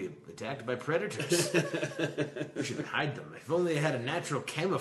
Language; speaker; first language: English; native; English